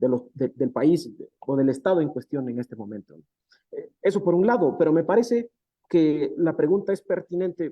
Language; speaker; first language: Spanish; native; Spanish